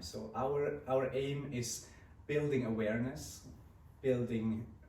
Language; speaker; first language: English; non-native, fluent; Swiss German